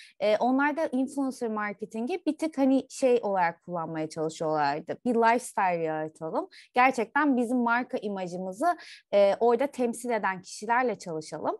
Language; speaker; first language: Turkish; native; Turkish